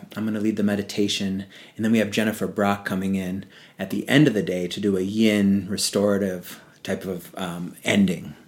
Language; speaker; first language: English; native; English